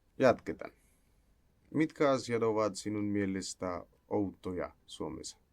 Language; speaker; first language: Finnish; non-native, learner; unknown